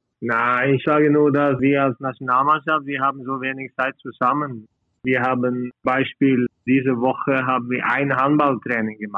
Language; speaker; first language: German; non-native, learner; Norwegian